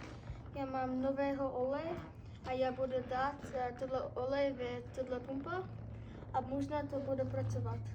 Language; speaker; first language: Czech; non-native, learner; English